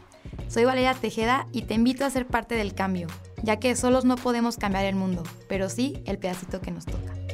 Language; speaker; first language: Spanish; native; Spanish